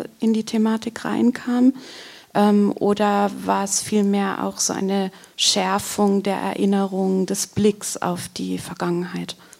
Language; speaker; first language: German; native; German